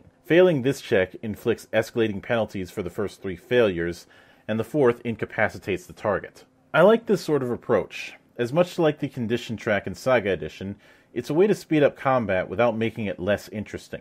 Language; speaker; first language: English; native; English